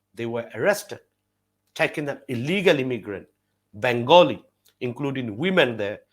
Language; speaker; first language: English; non-native, fluent; Burmese